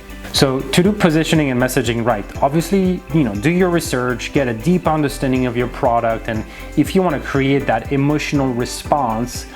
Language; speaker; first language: English; non-native, fluent; French